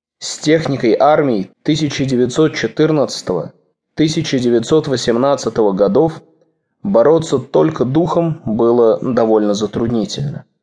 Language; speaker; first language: Russian; native; Russian